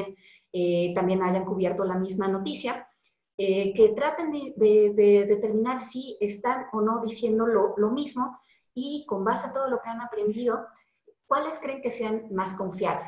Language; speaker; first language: Spanish; native; Spanish